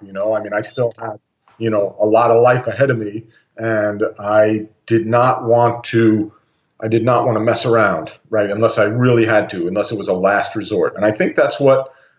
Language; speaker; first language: English; native; English